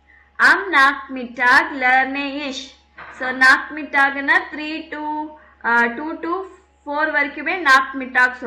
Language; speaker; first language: German; non-native, fluent; Tamil